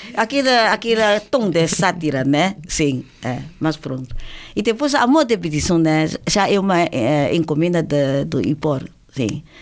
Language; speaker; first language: Portuguese; non-native, fluent; Chinese